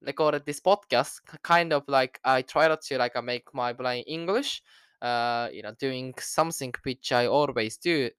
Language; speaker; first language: English; non-native, learner; Japanese